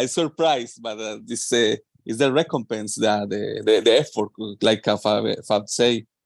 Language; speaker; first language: English; non-native, learner; Spanish